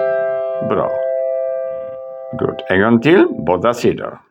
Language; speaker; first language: Swedish; non-native, learner; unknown